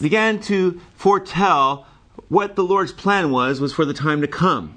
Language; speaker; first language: English; native; English